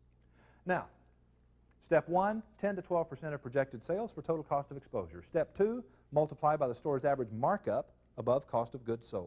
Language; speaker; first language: English; native; English